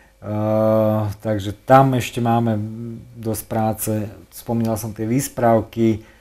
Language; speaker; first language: Slovak; native; Slovak